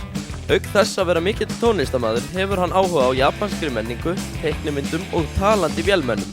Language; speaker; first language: Icelandic; native; Icelandic